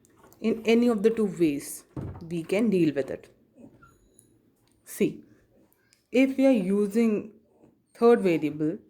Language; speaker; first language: English; non-native, local second language; Hindi